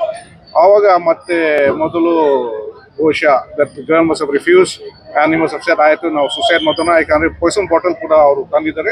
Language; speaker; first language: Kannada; non-native, fluent; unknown